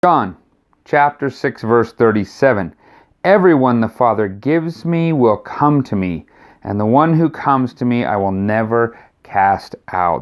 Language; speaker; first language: English; native; English